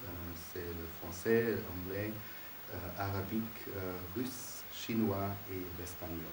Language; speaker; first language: French; non-native, fluent; German